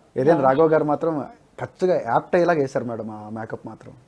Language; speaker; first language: Telugu; native; Telugu